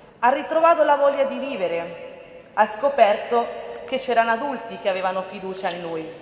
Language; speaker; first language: Italian; non-native, fluent; Spanish